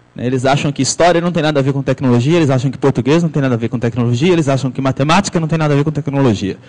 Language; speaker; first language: Portuguese; native; Portuguese